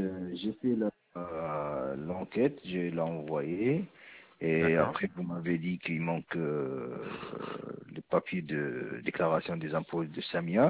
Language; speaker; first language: French; non-native, local second language; Arabic